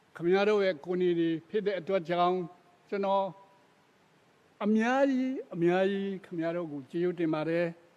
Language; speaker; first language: Burmese; non-native, local second language; Tedim Chin